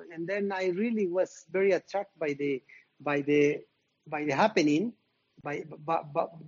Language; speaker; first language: English; non-native, learner; Spanish